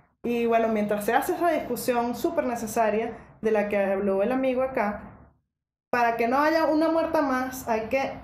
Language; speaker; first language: Spanish; native; Spanish